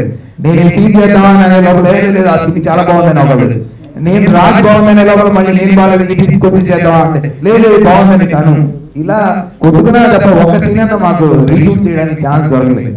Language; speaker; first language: Telugu; native; Telugu